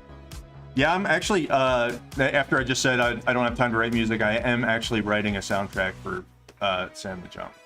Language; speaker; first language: English; native; English